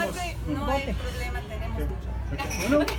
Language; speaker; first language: Spanish; non-native, fluent; English